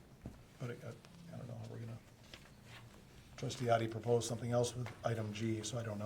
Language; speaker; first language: English; native; English